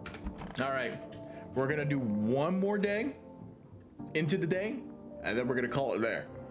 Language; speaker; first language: English; native; English